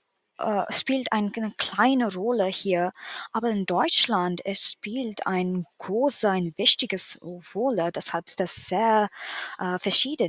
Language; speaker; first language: German; non-native, learner; English